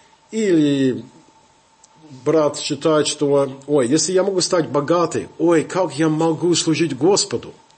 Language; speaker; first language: Russian; non-native, fluent; English